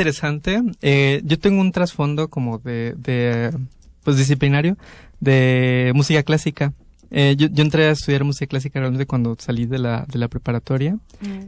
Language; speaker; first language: Spanish; native; Spanish